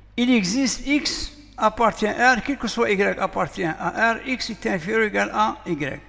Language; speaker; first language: French; non-native, local second language; Arabic